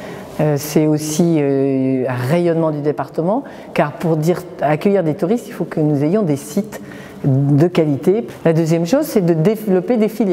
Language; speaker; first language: French; native; French